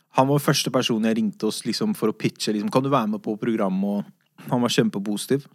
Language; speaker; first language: Norwegian; early bilingual, other home language; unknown